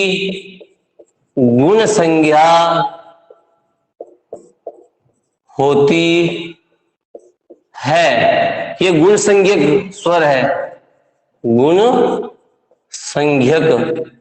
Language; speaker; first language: Hindi; native; Hindi